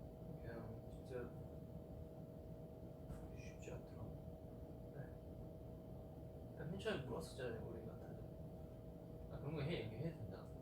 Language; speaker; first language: Korean; non-native, fluent; Chinese